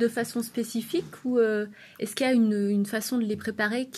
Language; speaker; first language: French; native; French